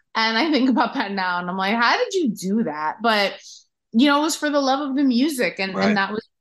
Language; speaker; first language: English; native; English